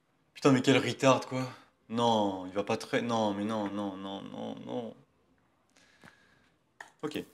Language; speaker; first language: French; native; French